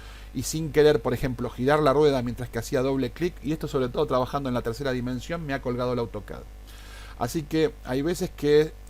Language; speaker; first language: Spanish; native; Spanish